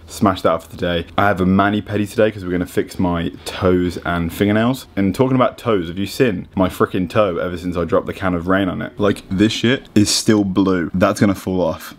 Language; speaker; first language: English; native; English